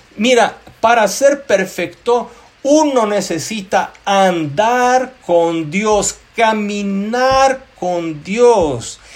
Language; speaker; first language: Spanish; non-native, fluent; Portuguese